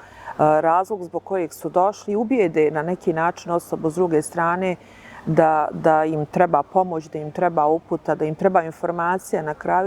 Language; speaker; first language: Bosnian; native; Bosnian